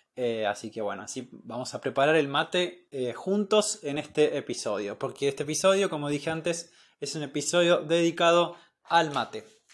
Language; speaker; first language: Spanish; native; Spanish